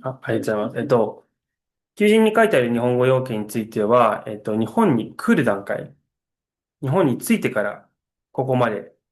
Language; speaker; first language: Japanese; native; Japanese